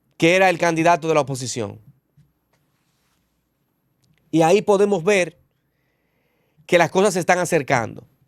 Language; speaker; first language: Spanish; native; Spanish